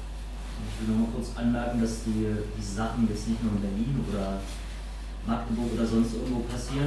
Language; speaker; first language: German; native; German